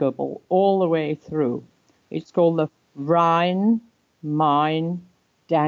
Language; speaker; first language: English; native; English